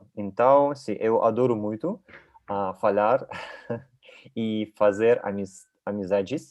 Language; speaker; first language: Portuguese; non-native, learner; Russian